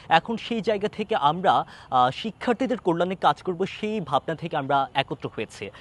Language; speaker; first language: Bangla; non-native, local second language; Chakma